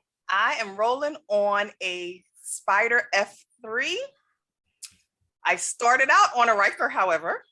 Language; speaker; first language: English; native; English